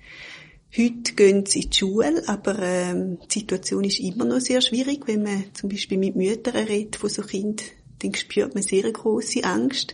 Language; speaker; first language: German; native; German